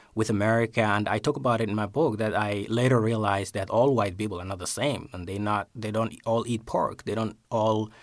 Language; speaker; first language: English; non-native, fluent; Somali